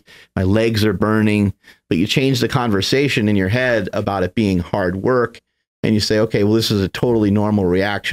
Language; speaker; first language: English; native; English